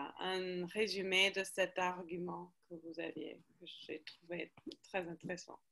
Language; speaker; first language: French; non-native, fluent; English